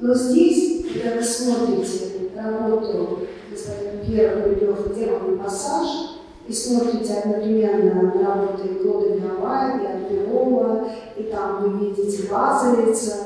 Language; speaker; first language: Russian; native; Russian